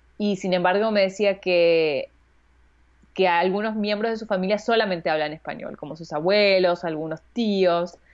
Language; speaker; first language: Spanish; early bilingual, heritage; Spanish